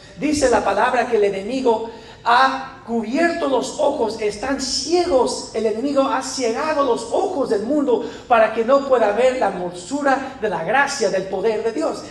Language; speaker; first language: Spanish; non-native, fluent; English